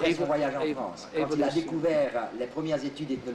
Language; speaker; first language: French; native; French